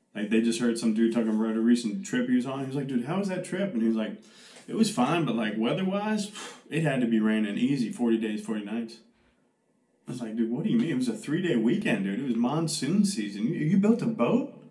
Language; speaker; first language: English; native; English